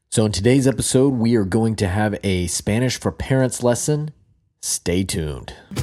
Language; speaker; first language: English; native; English